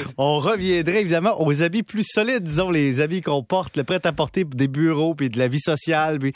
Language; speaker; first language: French; native; French